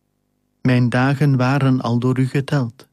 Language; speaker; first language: Dutch; native; Dutch